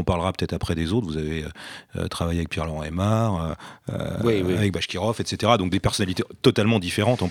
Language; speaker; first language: French; native; French